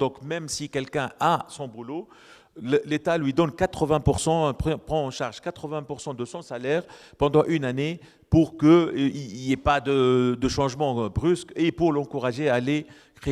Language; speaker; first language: French; non-native, local second language; Arabic